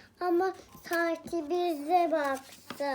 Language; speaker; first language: Turkish; early bilingual, heritage; Turkish